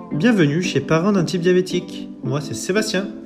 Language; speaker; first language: French; native; French